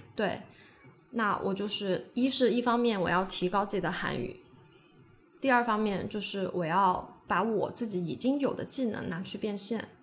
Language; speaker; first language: Chinese; native; Chinese